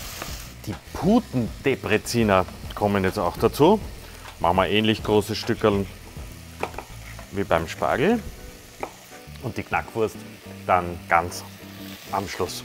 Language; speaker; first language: German; native; German